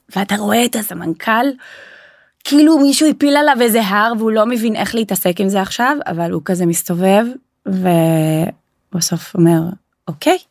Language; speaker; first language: Hebrew; non-native, local second language; Arabic